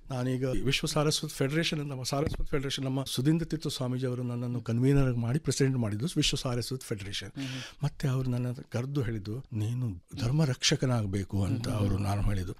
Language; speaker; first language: Kannada; non-native, local second language; Konkani